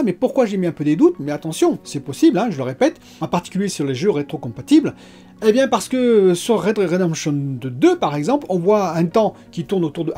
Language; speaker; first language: French; native; French